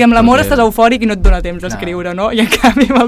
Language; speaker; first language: Catalan; native; Catalan